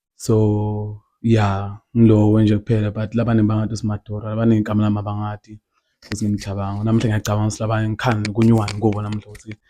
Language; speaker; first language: Zulu; non-native, local second language; Swati